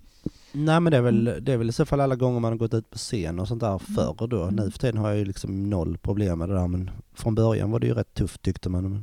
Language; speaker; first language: Swedish; native; Swedish